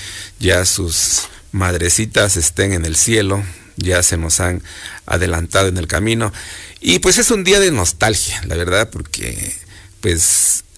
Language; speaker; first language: Spanish; native; Spanish